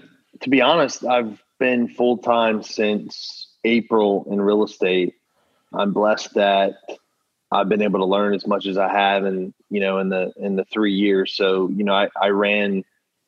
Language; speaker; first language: English; native; English